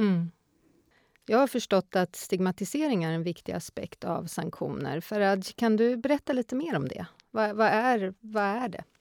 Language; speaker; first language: Swedish; native; Swedish